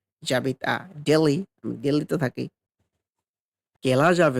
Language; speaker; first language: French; non-native, fluent; Bangla